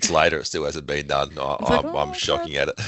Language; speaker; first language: English; native; English